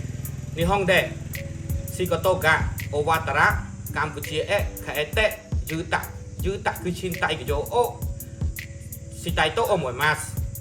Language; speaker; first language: Japanese; non-native, learner; Khmer